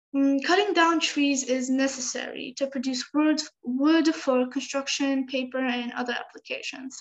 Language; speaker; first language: English; non-native, fluent; Georgian